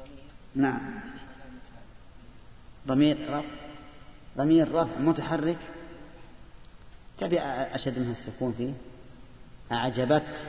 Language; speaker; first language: Arabic; native; Arabic